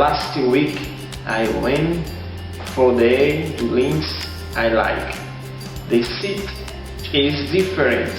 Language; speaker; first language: English; non-native, learner; Portuguese